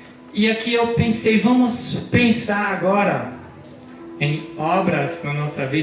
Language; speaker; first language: Portuguese; non-native, fluent; German